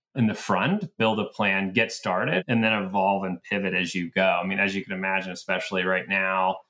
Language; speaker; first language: English; native; English